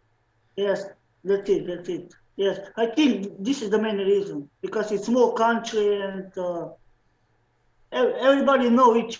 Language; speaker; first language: English; non-native, learner; Slovenian